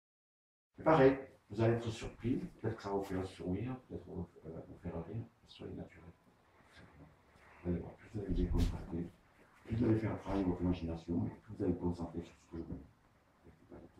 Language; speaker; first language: French; native; French